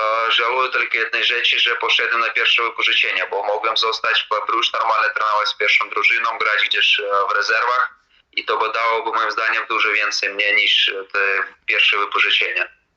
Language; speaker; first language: Polish; non-native, fluent; Latvian